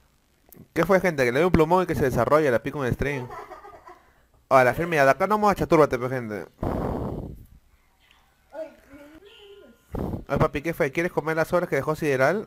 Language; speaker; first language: Spanish; native; Spanish